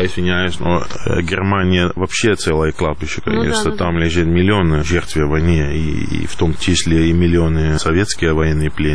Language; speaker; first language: Russian; non-native, fluent; Dutch